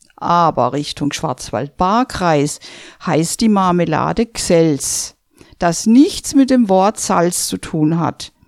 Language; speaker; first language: German; native; German